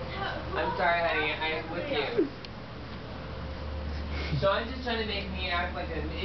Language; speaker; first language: English; native; English